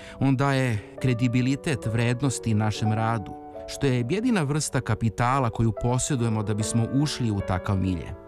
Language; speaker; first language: Serbian; native; Serbian